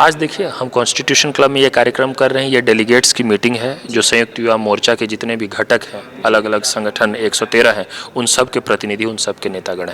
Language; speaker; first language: Hindi; native; Hindi